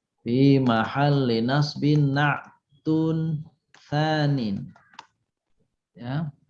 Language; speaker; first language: Arabic; non-native, fluent; Indonesian